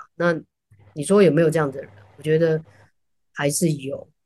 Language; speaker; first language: Chinese; native; Chinese